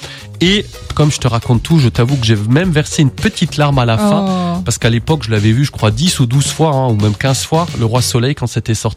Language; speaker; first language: French; native; French